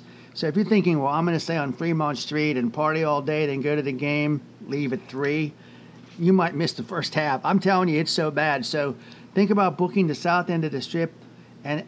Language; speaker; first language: English; native; English